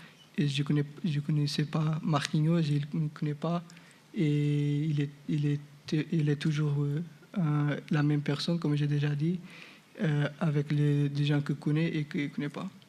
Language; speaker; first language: French; non-native, fluent; Portuguese